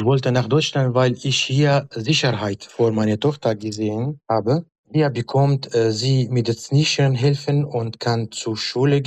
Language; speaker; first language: German; non-native, learner; Arabic